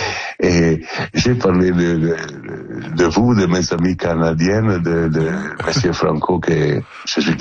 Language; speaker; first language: French; non-native, learner; Italian